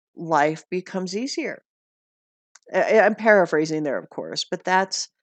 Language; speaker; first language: English; native; English